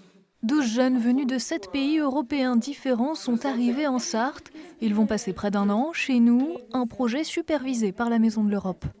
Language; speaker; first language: French; native; French